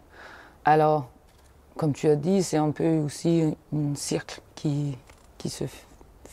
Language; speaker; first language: French; non-native, fluent; Danish